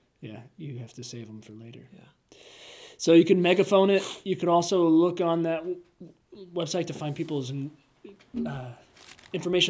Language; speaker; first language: English; native; English